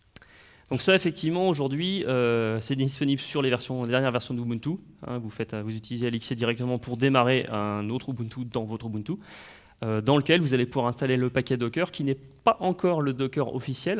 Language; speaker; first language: French; native; French